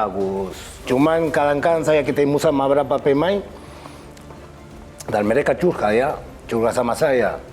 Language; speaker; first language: Indonesian; non-native, fluent; Spanish